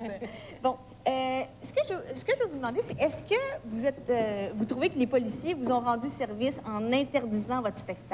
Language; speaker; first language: French; native; French